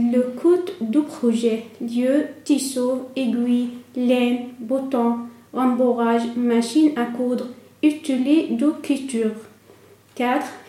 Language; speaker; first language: French; non-native, learner; Arabic